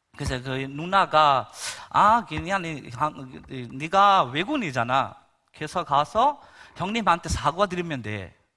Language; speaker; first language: Korean; non-native, fluent; Bangla